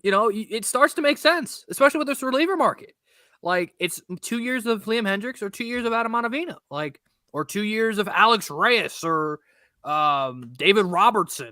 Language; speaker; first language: English; native; English